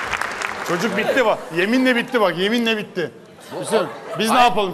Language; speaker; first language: Turkish; native; Turkish